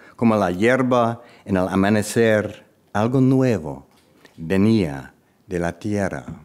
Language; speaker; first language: Spanish; non-native, fluent; English